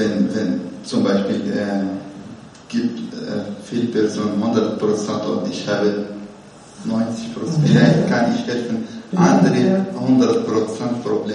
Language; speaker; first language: German; non-native, learner; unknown